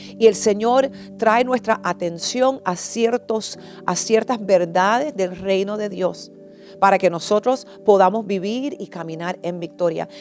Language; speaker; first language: Spanish; early bilingual, heritage; English